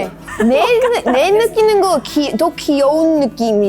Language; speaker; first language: Korean; non-native, learner; English